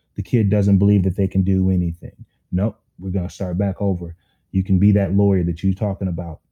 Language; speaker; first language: English; native; English